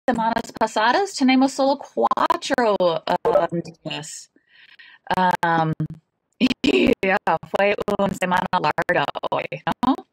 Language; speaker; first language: Spanish; non-native, learner; English